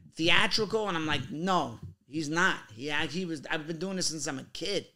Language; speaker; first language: English; native; English